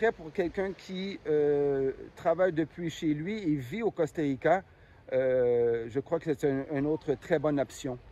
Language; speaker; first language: French; native; French